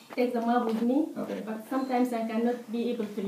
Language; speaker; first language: English; non-native, learner; Arabic